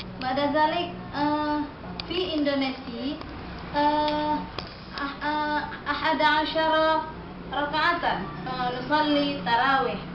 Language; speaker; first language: Arabic; non-native, learner; Indonesian